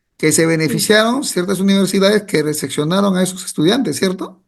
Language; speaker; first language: Spanish; native; Spanish